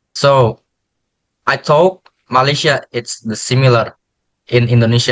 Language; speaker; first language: English; non-native, learner; Indonesian